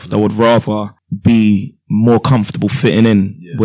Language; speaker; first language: English; native; English